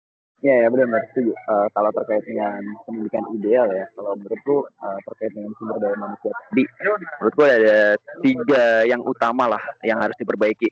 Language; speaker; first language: Indonesian; native; Indonesian